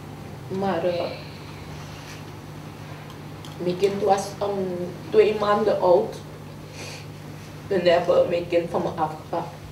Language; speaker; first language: Dutch; non-native, fluent; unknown